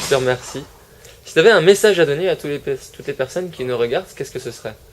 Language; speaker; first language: French; native; French